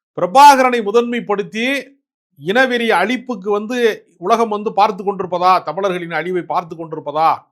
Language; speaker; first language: Tamil; native; Tamil